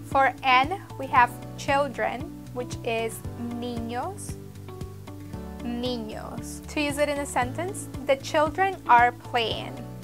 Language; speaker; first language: English; early bilingual, other home language; Spanish